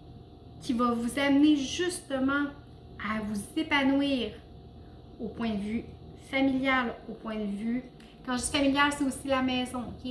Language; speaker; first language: French; native; French